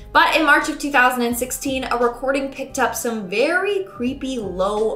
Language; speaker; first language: English; native; English